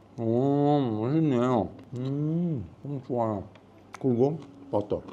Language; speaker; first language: Korean; non-native, learner; Italian